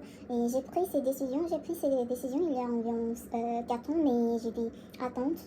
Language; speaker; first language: French; non-native, learner; Korean